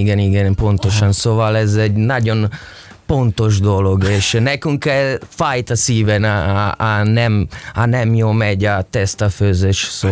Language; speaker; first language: Hungarian; non-native, learner; Italian